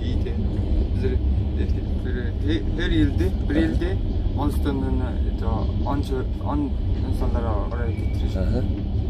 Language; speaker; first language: Turkish; non-native, learner; Mongolian